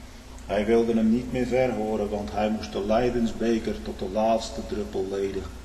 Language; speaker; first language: Dutch; native; Dutch